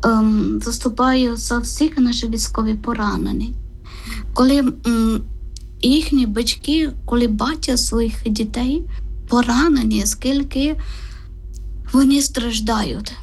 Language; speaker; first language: Ukrainian; non-native, learner; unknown